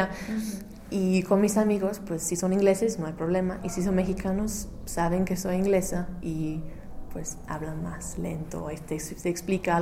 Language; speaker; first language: Spanish; non-native, fluent; English